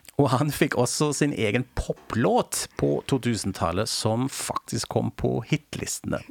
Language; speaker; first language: Norwegian; non-native, fluent; German